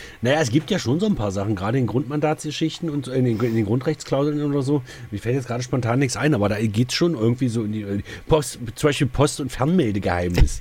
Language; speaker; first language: German; native; German